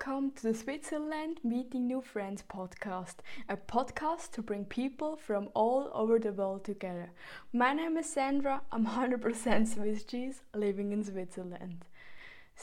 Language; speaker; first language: English; non-native, fluent; Swiss German